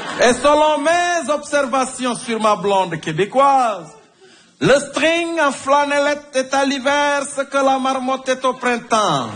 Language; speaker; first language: French; native; French